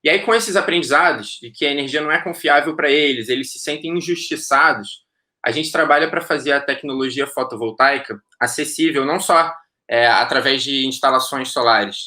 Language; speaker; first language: Portuguese; native; Portuguese